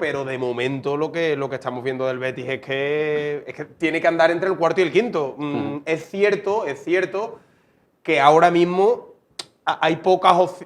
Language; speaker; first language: Spanish; native; Spanish